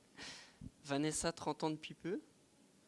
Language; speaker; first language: French; native; French